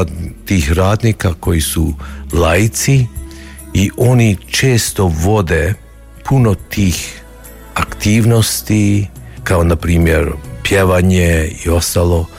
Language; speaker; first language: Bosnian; early bilingual, heritage; Croatian